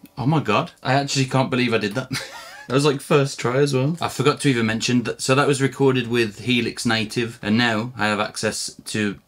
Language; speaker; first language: English; native; English